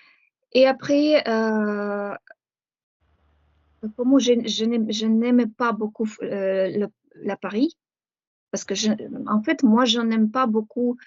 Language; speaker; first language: French; non-native, fluent; Ukrainian